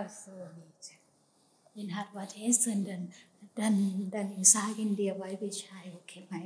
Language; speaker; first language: German; non-native, learner; Thai